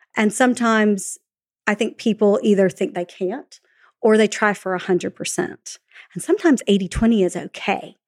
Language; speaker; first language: English; native; English